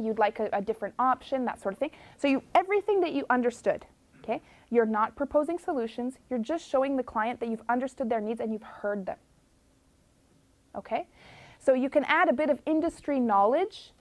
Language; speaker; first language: English; native; English